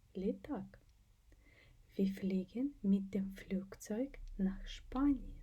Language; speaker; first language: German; non-native, fluent; Ukrainian